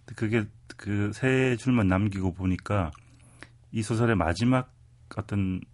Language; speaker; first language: Korean; native; Korean